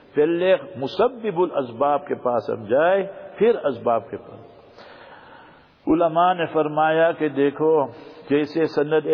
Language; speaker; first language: Urdu; early bilingual, heritage; Urdu